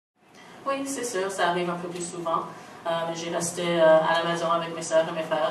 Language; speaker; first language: French; non-native, local second language; English